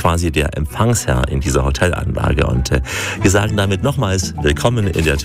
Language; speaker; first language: German; native; German